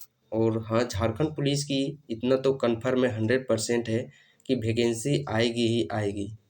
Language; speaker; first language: Hindi; native; Hindi